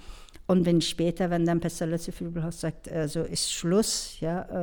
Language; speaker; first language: German; non-native, fluent; Persian